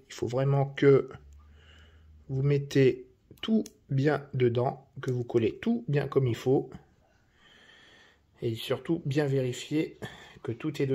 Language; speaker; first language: French; native; French